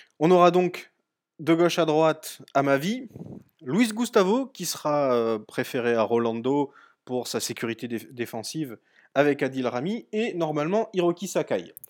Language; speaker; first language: French; native; French